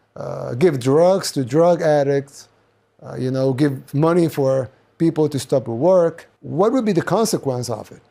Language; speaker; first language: English; non-native, fluent; Spanish